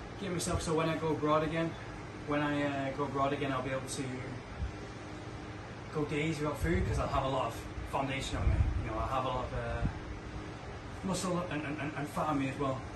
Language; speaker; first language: English; native; English